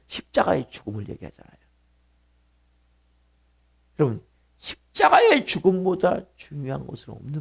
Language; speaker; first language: Korean; native; Korean